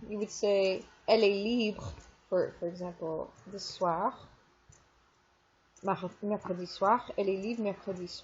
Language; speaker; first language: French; non-native, fluent; English